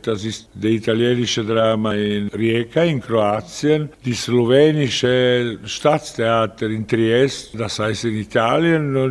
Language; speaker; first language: German; non-native, fluent; Italian